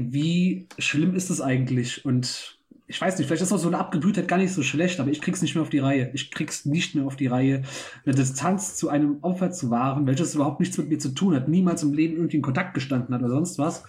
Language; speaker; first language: German; native; German